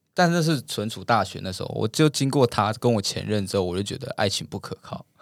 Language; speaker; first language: Chinese; native; Chinese